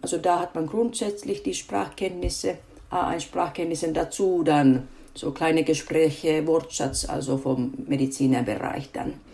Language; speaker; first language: German; non-native, fluent; Finnish